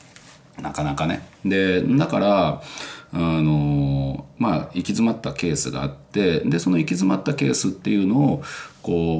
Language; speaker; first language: Japanese; native; Japanese